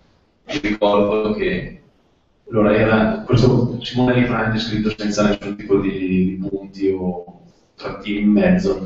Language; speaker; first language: Italian; native; Italian